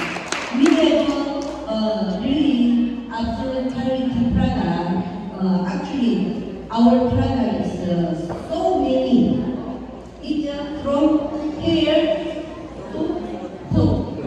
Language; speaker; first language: English; non-native, learner; Korean